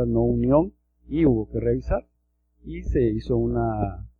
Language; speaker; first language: Spanish; native; Spanish